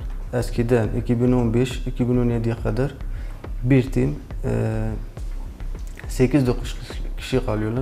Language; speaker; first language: Turkish; non-native, learner; Kurdish